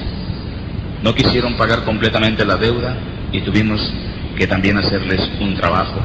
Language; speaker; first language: Spanish; native; Spanish